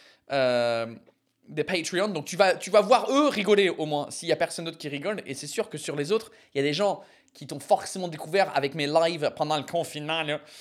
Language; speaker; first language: French; non-native, fluent; English